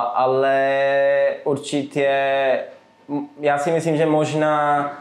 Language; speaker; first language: Czech; non-native, fluent; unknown